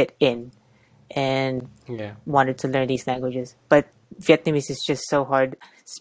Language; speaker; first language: English; non-native, local second language; Cebuano